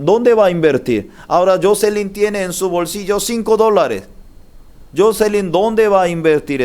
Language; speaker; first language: Spanish; non-native, learner; Korean